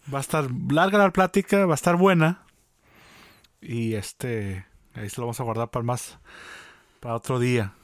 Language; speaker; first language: Spanish; early bilingual, other home language; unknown